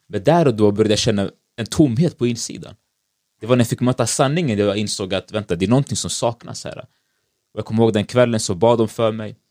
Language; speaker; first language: Swedish; early bilingual, other home language; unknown